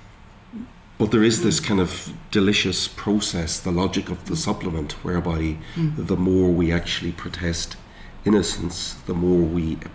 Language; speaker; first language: English; native; English